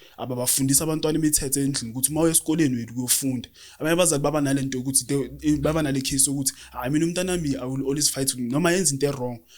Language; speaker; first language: Zulu; native; Zulu